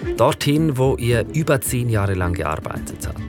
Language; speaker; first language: German; native; German